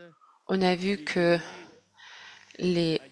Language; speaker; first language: French; non-native, fluent; Russian